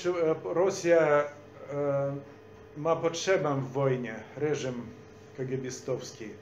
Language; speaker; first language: Polish; non-native, fluent; Belarusian